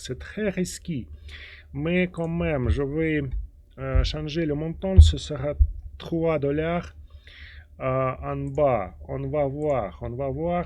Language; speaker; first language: French; non-native, fluent; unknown